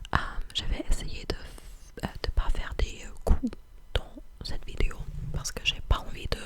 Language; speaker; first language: French; non-native, fluent; English